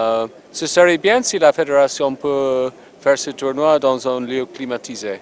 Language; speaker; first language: French; non-native, fluent; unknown